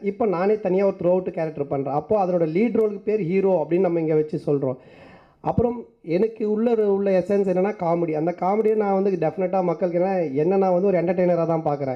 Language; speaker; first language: Tamil; native; Tamil